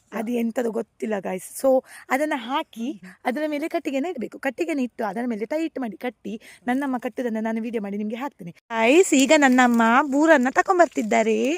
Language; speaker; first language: Kannada; non-native, local second language; Tulu